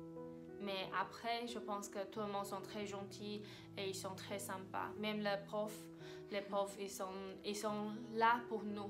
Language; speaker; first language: French; non-native, fluent; Chinese